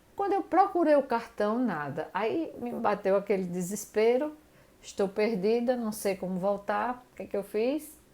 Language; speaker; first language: Portuguese; native; Portuguese